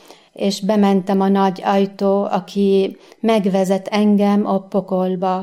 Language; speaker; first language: Hungarian; non-native, learner; Arabic